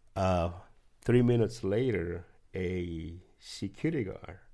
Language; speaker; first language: English; early bilingual, other home language; Spanish